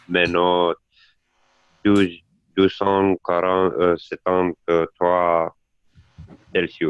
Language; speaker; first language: French; non-native, learner; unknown